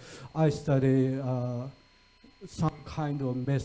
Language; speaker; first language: English; non-native, fluent; Japanese